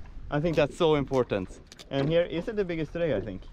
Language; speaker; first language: English; non-native, fluent; Swedish